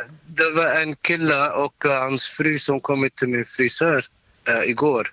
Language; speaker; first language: Swedish; non-native, learner; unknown